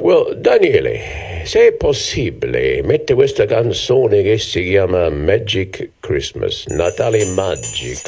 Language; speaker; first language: Italian; early bilingual, heritage; Italian